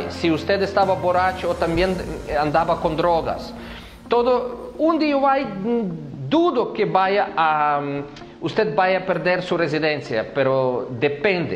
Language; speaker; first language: Spanish; non-native, fluent; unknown